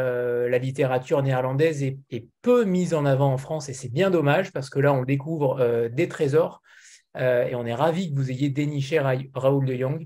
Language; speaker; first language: French; native; French